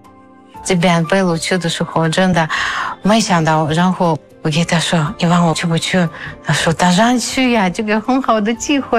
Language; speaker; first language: Chinese; non-native, fluent; Russian